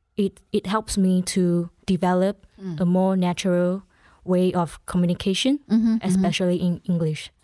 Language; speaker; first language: English; non-native, local second language; Chinese